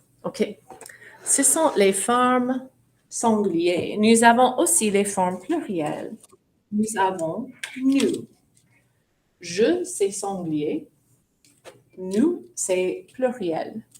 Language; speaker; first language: French; non-native, fluent; English